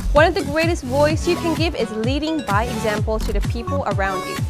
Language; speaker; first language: English; non-native, local second language; Filipino